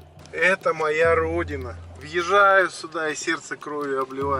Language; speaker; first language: Russian; native; Russian